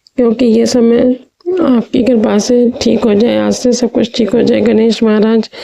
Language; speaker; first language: Hindi; native; Hindi